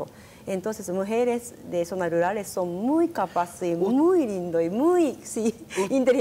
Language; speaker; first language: Spanish; non-native, learner; Japanese